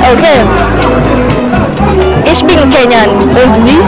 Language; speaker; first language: German; non-native, learner; Swahili